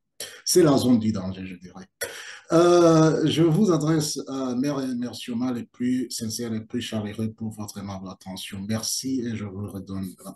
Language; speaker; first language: French; non-native, local second language; Kinyarwanda